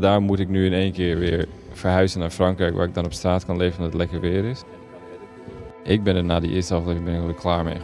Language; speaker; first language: Dutch; native; Dutch